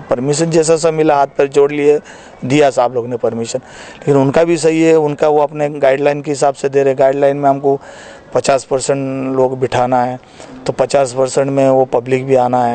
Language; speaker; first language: Hindi; native; Hindi